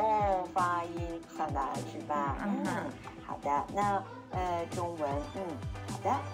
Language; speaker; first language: Chinese; non-native, fluent; Japanese